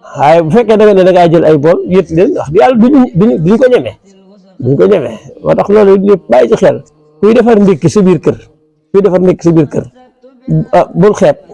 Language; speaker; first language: Wolof; native; Wolof